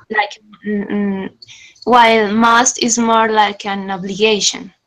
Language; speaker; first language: English; non-native, learner; Spanish